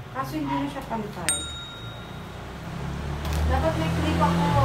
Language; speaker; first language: Filipino; native; Filipino